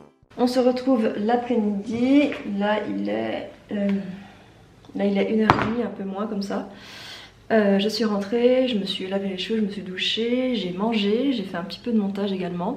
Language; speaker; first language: French; native; French